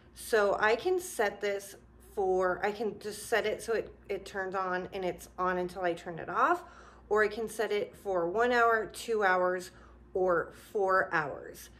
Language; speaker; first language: English; native; English